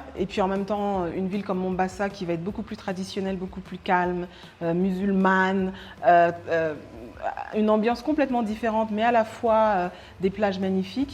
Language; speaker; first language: French; early bilingual, other home language; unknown